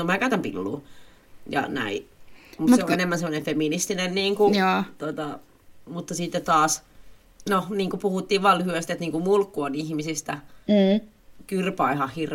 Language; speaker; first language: Finnish; native; Finnish